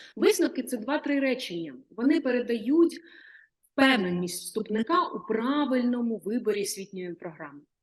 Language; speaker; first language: Ukrainian; native; Ukrainian